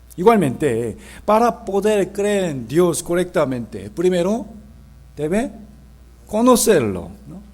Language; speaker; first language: Spanish; non-native, fluent; Korean